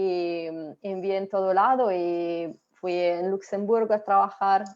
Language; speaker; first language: Spanish; non-native, fluent; Italian